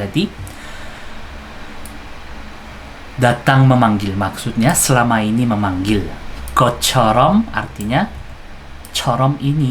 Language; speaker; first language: Indonesian; non-native, fluent; Korean